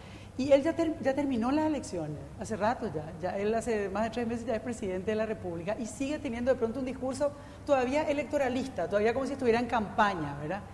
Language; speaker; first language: Spanish; native; Spanish